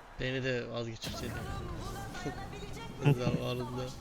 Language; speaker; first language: Turkish; native; Turkish